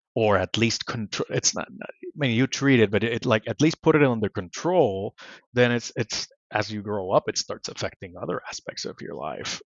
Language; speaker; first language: English; non-native, fluent; Spanish